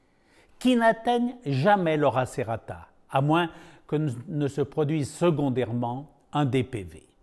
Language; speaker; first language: French; native; French